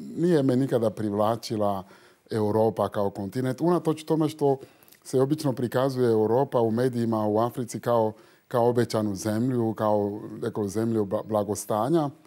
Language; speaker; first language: Croatian; non-native, fluent; Fon